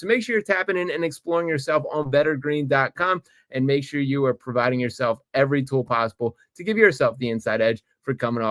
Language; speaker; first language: English; native; English